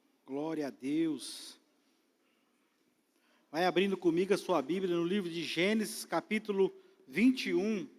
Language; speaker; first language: Portuguese; native; Portuguese